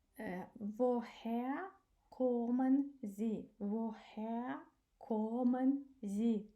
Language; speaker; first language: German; non-native, learner; Ukrainian